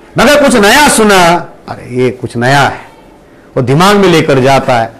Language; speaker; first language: Hindi; non-native, local second language; Marathi